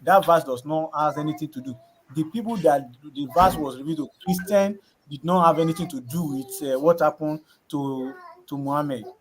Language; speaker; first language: English; non-native, local second language; Yoruba